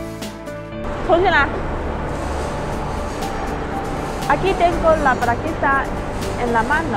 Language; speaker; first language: Spanish; non-native, learner; Chinese